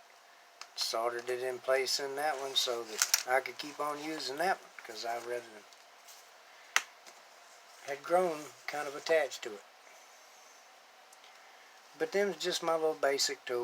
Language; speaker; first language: English; native; English